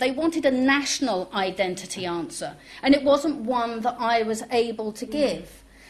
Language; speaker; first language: English; non-native, local second language; French